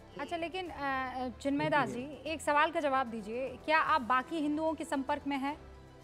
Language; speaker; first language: Hindi; native; Hindi